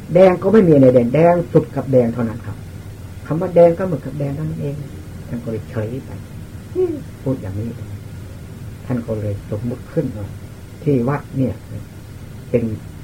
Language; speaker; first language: Thai; non-native, local second language; Lao